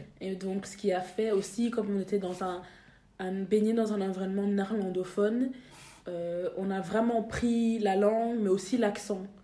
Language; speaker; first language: French; native; French